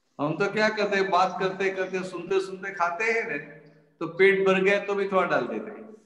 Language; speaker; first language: Hindi; non-native, local second language; Gujarati